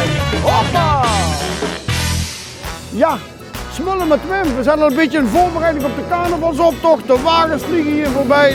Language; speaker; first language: Dutch; native; Dutch